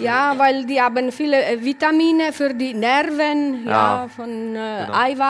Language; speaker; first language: German; non-native, learner; Italian